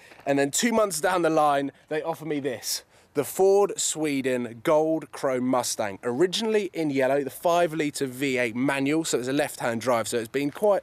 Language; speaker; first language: English; native; English